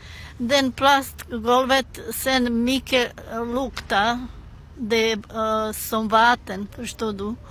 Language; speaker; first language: Swedish; non-native, learner; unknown